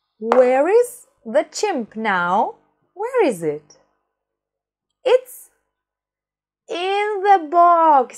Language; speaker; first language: English; non-native, fluent; Russian